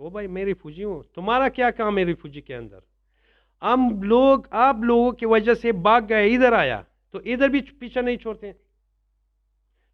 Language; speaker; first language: Hindi; non-native, learner; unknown